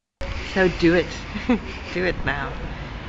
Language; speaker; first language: English; native; English